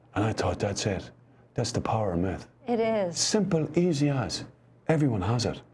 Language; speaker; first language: English; native; English